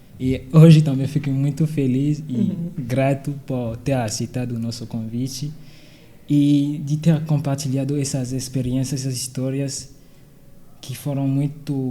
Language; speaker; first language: Portuguese; non-native, fluent; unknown